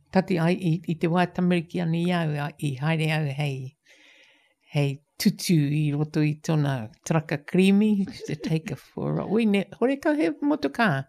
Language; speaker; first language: Māori; native; Māori